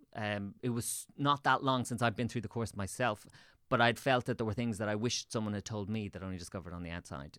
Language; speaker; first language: English; native; English